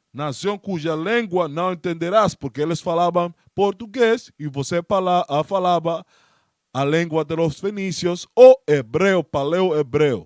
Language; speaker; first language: Portuguese; non-native, learner; Spanish